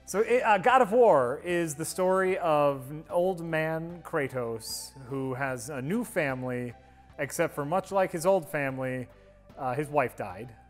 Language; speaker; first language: English; native; English